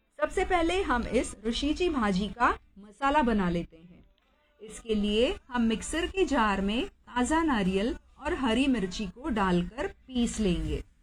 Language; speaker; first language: Hindi; non-native, local second language; Marathi